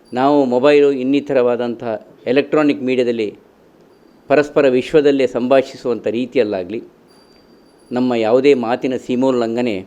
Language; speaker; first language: Kannada; non-native, local second language; Tulu